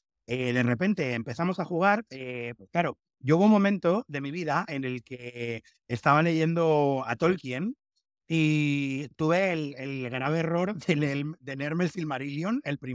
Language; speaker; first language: Spanish; native; Spanish